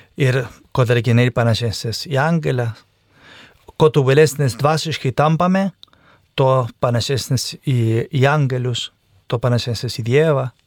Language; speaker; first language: Lithuanian; non-native, fluent; Spanish